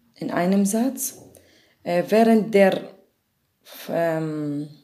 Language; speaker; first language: German; non-native, learner; Arabic